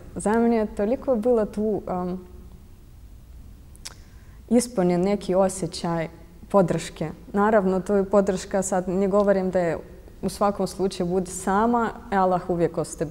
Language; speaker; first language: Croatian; non-native, fluent; Russian